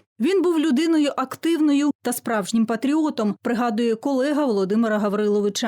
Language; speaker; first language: Ukrainian; native; Ukrainian